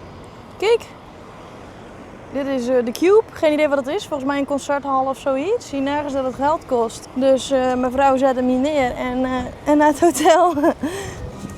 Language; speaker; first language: Dutch; native; Dutch